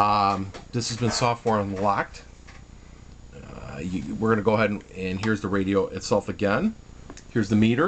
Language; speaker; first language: English; native; English